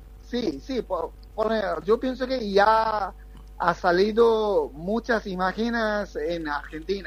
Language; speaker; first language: Spanish; non-native, fluent; Bangla